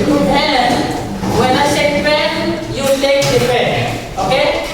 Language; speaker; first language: English; non-native, learner; Indonesian